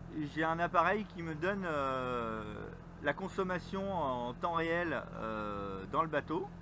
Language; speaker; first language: French; native; French